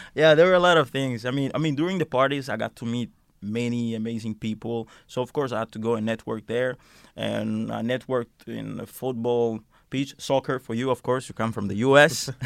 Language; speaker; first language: English; non-native, fluent; Finnish